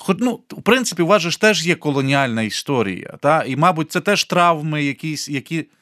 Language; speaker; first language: Ukrainian; native; Ukrainian